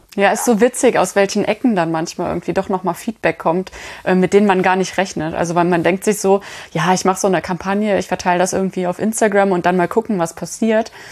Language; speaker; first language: German; native; German